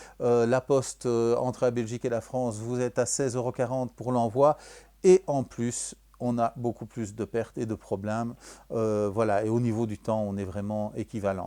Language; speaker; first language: French; native; French